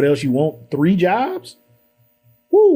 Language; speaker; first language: English; native; English